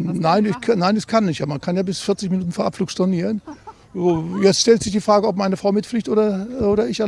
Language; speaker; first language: German; native; German